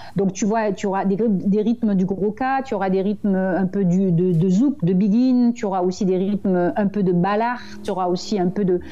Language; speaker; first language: French; native; French